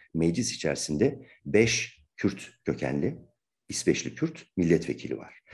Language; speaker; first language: Turkish; native; Turkish